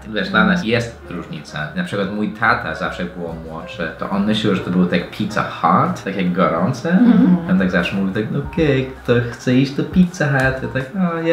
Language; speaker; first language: Polish; non-native, fluent; English